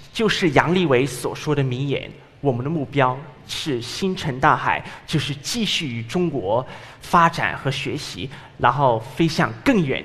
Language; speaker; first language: Chinese; non-native, fluent; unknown